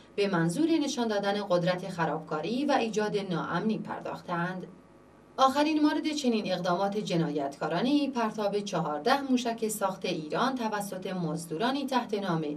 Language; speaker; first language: Persian; non-native, local second language; Central Kurdish